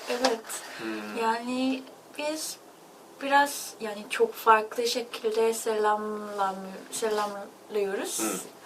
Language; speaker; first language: Turkish; non-native, learner; Korean